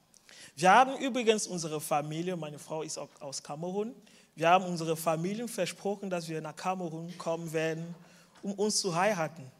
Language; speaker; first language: German; non-native, fluent; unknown